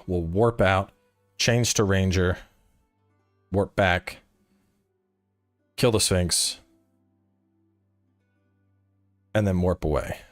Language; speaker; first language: English; native; English